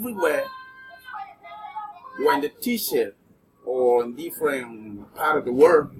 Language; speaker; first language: English; non-native, learner; Spanish